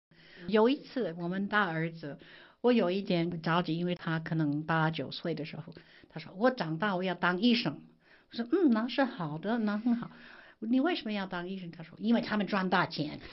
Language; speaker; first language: Chinese; non-native, fluent; English